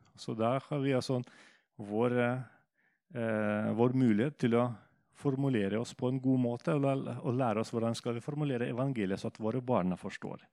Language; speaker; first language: Norwegian; non-native, fluent; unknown